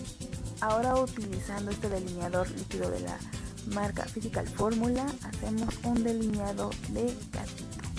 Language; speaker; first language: Spanish; native; Spanish